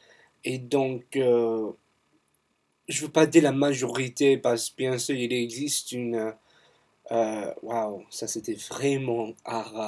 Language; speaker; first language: French; non-native, fluent; English